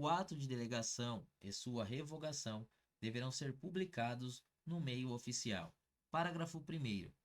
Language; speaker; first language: Portuguese; native; Portuguese